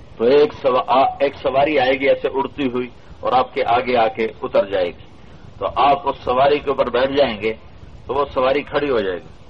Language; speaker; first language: Urdu; non-native, local second language; Punjabi